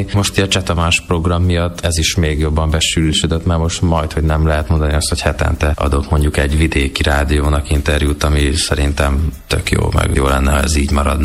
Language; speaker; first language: Hungarian; native; Hungarian